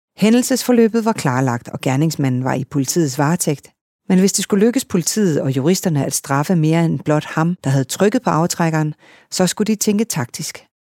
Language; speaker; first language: Danish; native; Danish